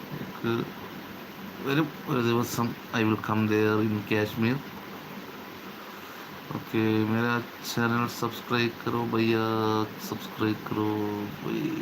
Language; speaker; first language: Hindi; non-native, local second language; Malayalam